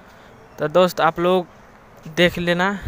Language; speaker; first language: Hindi; non-native, local second language; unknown